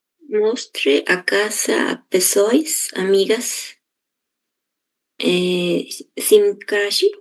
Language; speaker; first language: Portuguese; non-native, learner; Spanish